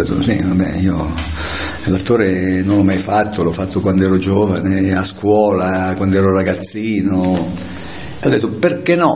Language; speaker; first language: Italian; native; Italian